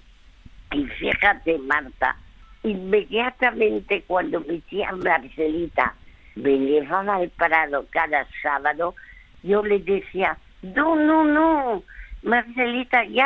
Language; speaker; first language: Spanish; early bilingual, other home language; French